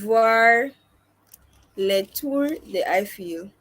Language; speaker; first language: French; non-native, learner; English